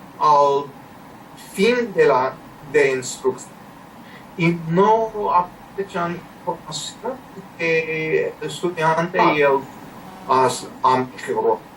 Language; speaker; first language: Spanish; non-native, learner; English